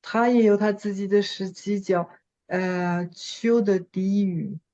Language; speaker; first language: Chinese; non-native, fluent; French